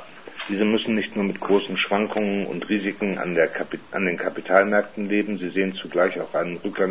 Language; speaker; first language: German; native; German